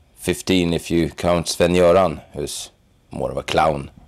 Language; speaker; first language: English; non-native, fluent; Swedish